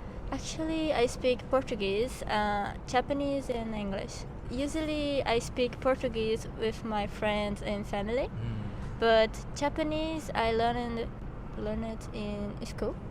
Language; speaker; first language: English; non-native, local second language; Portuguese